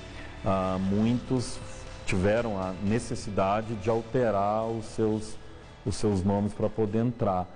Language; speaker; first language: Portuguese; native; Portuguese